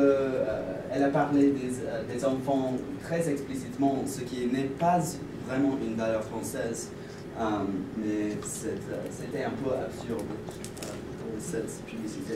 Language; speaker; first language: French; non-native, learner; English